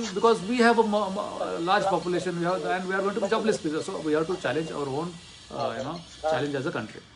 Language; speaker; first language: English; non-native, local second language; Marathi